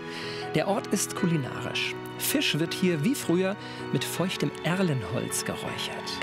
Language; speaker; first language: German; native; German